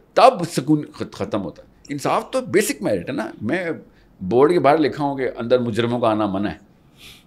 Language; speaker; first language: Urdu; native; Urdu